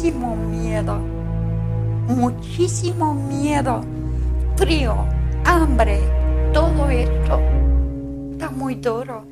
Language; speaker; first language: Spanish; non-native, learner; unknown